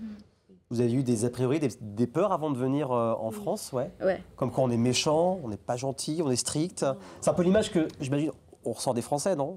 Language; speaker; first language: French; native; French